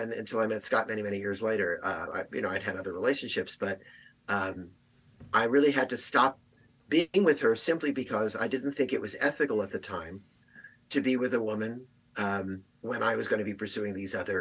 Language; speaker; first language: English; native; English